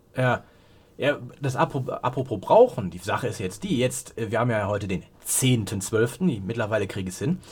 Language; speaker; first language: German; native; German